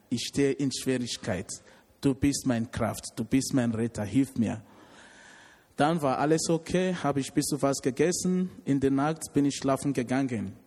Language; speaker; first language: German; non-native, learner; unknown